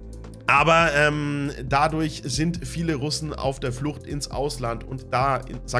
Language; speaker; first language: German; native; German